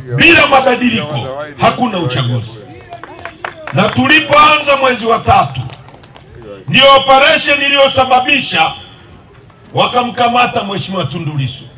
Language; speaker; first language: Swahili; native; Swahili